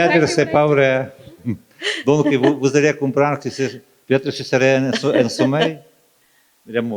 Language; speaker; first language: French; non-native, fluent; Ukrainian